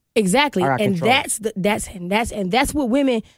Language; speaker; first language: English; native; English